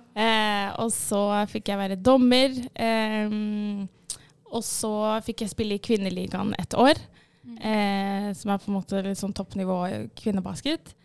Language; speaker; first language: Norwegian; early bilingual, other home language; Arabic